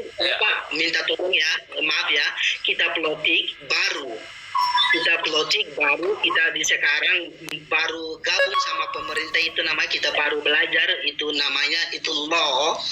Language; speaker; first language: Indonesian; non-native, learner; Rohingya